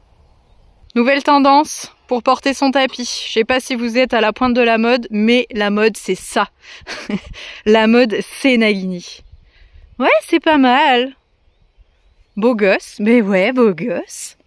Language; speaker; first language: French; native; French